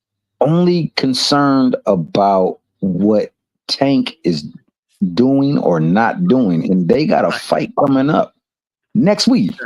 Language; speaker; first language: English; native; English